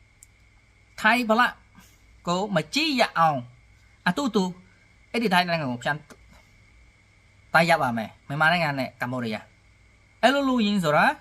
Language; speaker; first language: Burmese; non-native, learner; Khmer